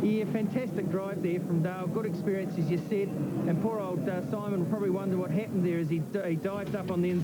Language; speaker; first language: English; native; English